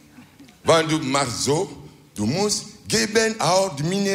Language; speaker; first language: Dutch; non-native, learner; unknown